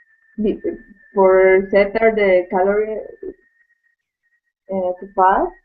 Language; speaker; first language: English; non-native, learner; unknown